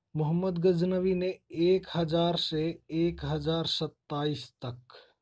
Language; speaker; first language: Hindi; native; Hindi